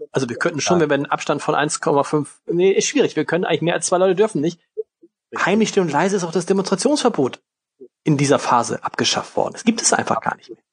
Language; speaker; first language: German; native; German